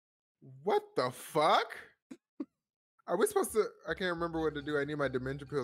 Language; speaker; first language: English; native; English